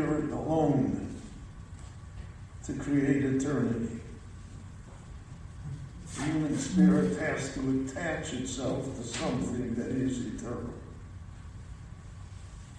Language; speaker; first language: English; early bilingual, other home language; Yiddish